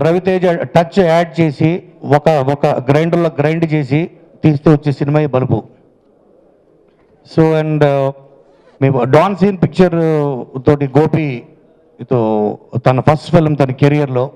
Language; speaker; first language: Telugu; native; Telugu